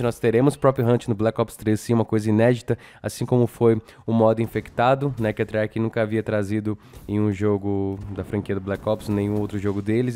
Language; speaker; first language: Portuguese; native; Portuguese